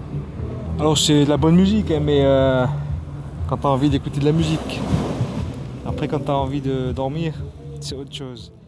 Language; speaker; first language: French; native; French